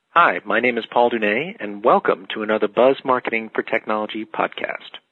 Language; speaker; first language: English; native; English